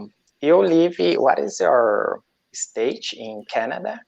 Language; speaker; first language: English; non-native, learner; Portuguese